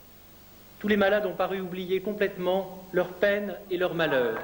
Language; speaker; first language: French; native; French